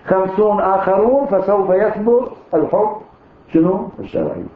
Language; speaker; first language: Arabic; native; Arabic